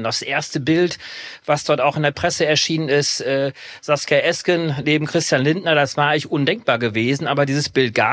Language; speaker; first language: German; native; German